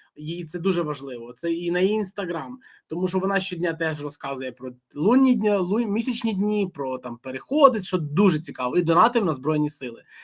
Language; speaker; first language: Ukrainian; non-native, local second language; Russian